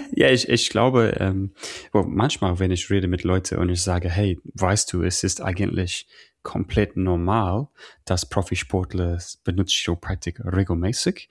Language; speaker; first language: German; non-native, learner; English